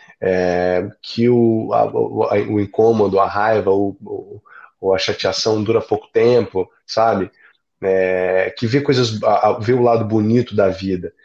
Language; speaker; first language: Portuguese; native; Portuguese